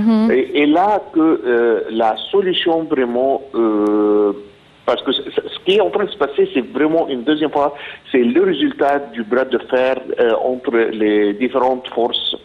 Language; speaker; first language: French; non-native, fluent; Arabic